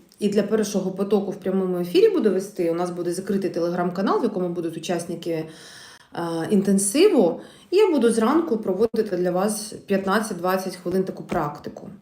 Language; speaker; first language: Ukrainian; non-native, local second language; Russian